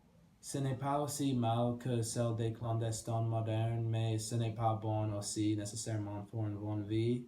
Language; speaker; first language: French; non-native, learner; English